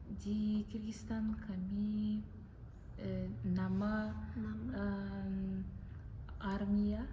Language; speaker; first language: Indonesian; non-native, learner; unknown